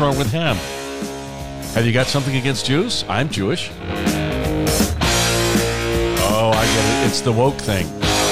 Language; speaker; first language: English; native; English